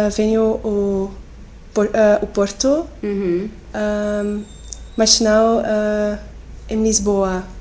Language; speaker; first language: Portuguese; non-native, learner; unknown